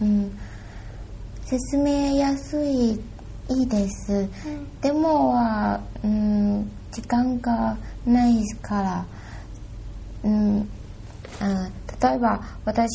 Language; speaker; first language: Japanese; non-native, learner; Thai